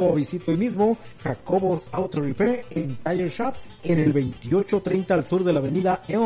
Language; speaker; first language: Spanish; native; Spanish